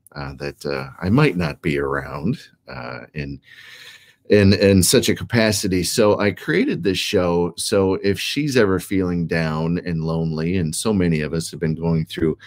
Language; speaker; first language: English; native; English